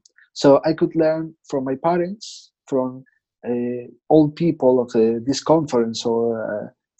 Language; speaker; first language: English; non-native, fluent; Spanish